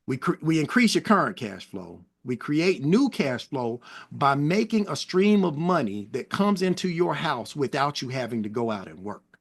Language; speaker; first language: English; native; English